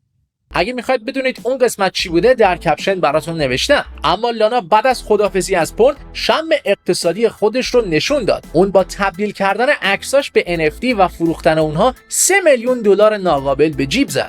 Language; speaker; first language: Persian; native; Persian